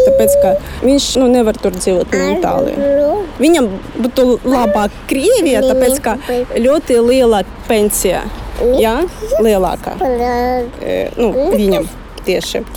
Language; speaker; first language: Latvian; non-native, learner; Russian